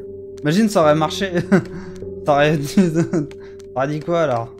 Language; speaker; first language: French; native; French